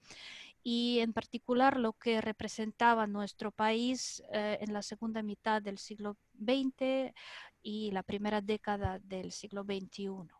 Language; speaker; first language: Spanish; non-native, fluent; Russian